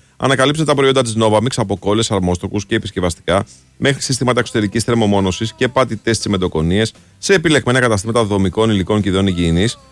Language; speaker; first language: Greek; native; Greek